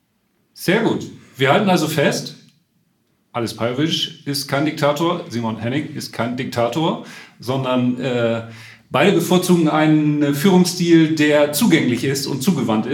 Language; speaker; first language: German; native; German